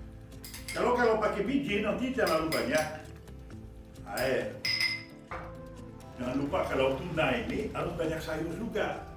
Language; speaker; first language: Indonesian; non-native, fluent; French